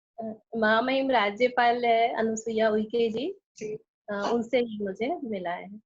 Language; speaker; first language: Hindi; non-native, local second language; Chhattisgarhi